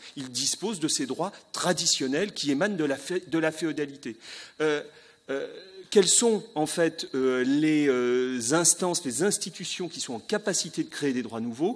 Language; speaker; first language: French; native; French